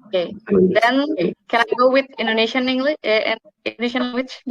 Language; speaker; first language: English; non-native, learner; Indonesian